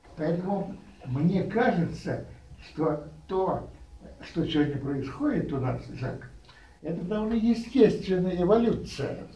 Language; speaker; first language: Russian; native; Russian